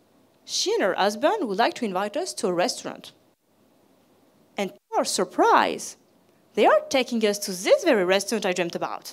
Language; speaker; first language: English; non-native, fluent; French